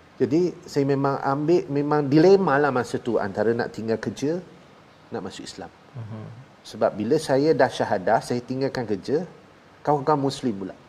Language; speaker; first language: Malay; non-native, local second language; Chinese